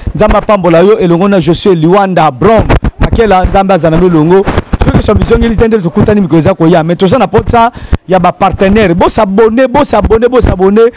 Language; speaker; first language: Lingala; native; Lingala